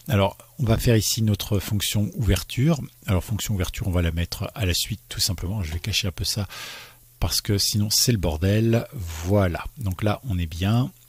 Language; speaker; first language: French; native; French